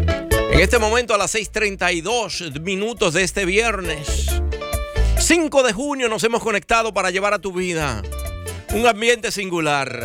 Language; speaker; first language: Spanish; native; Spanish